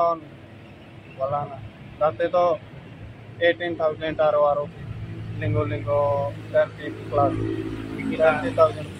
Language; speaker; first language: Filipino; non-native, learner; Punjabi